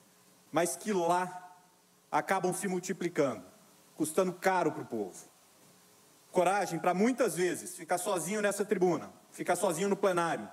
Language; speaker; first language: Portuguese; native; Portuguese